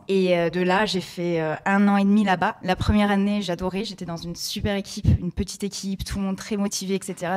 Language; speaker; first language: French; native; French